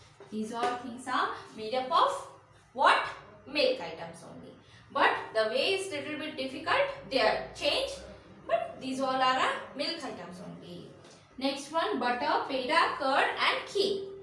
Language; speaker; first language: English; non-native, local second language; Kannada